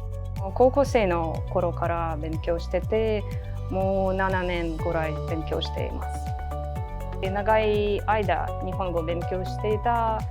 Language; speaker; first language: Japanese; non-native, fluent; Ukrainian